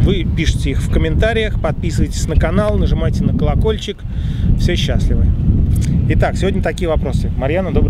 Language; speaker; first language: Russian; native; Russian